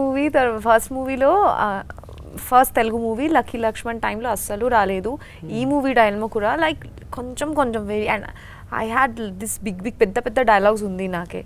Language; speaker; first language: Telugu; non-native, learner; Bangla